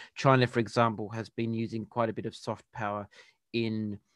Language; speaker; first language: English; native; English